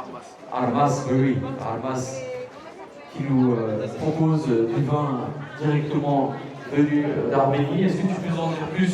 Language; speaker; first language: French; native; French